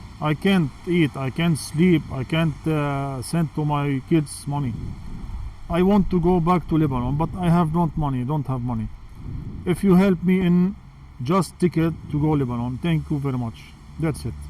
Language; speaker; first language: English; non-native, learner; Arabic